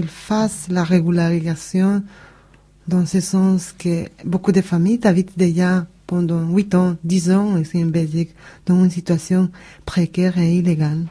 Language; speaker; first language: French; non-native, learner; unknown